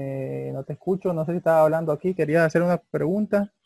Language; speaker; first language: Spanish; native; Spanish